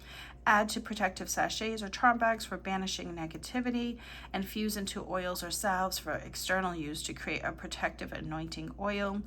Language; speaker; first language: English; native; English